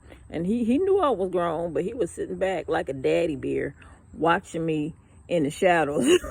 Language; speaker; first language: English; native; English